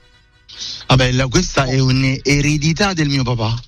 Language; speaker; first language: Italian; native; Italian